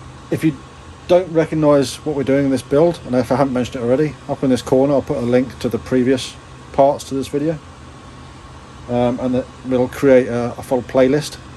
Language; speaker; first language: English; native; English